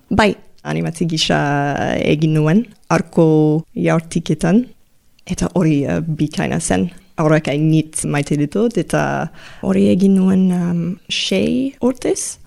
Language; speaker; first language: Basque; non-native, learner; English